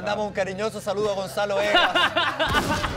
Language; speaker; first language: Spanish; native; Spanish